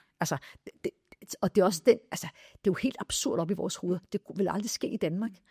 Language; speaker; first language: Danish; early bilingual, other home language; Arabic